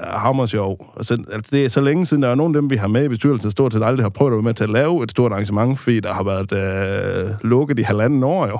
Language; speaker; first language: Danish; native; Danish